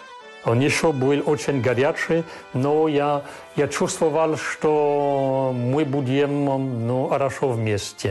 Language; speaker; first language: Russian; non-native, fluent; French